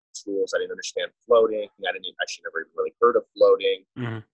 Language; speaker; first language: English; native; English